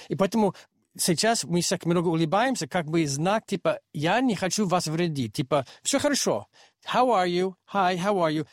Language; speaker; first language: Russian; non-native, fluent; English